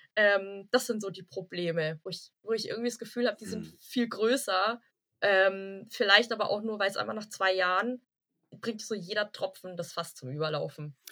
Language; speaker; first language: German; early bilingual, other home language; Vietnamese